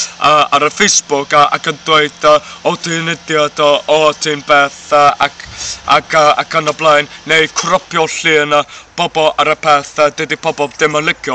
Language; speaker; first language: Welsh; non-native, learner; English